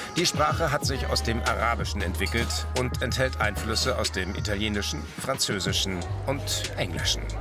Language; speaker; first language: German; native; German